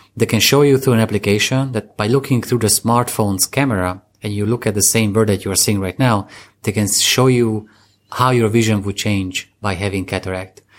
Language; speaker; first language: English; non-native, fluent; Hungarian